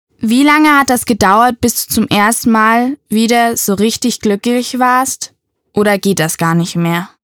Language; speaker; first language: German; native; German